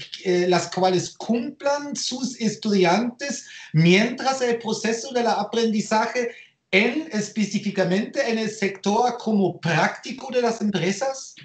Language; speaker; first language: Spanish; non-native, fluent; German